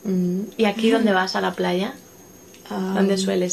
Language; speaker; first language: Spanish; non-native, fluent; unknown